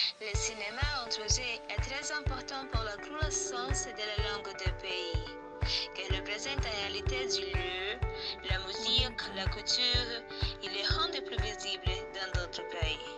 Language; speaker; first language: French; non-native, learner; Portuguese